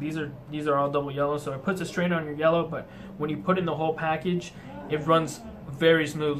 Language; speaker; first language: English; native; English